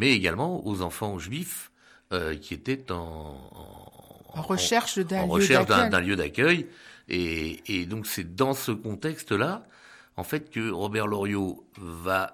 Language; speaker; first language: French; native; French